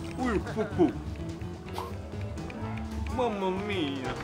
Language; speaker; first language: English; non-native, learner; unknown